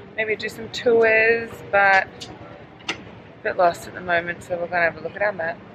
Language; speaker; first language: English; native; English